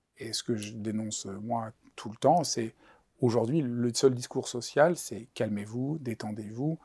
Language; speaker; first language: French; native; French